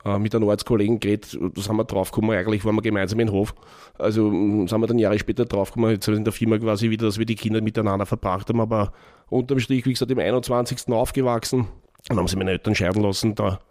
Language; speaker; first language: German; native; German